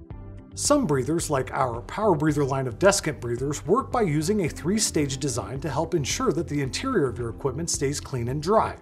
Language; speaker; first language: English; native; English